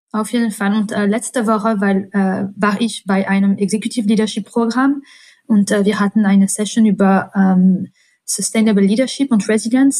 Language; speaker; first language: German; non-native, fluent; French